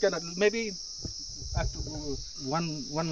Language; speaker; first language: English; non-native, learner; Nepali